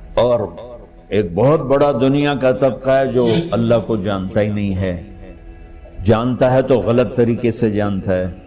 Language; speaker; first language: Urdu; non-native, local second language; Punjabi